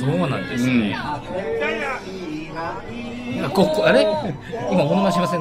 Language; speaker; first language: Japanese; native; Japanese